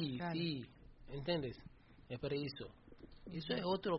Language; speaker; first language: Spanish; non-native, learner; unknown